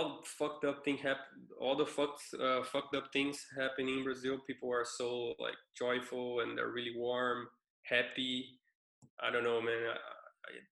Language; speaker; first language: English; non-native, fluent; Portuguese